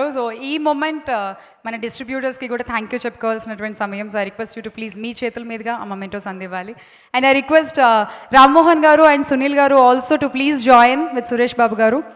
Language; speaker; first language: Telugu; native; Telugu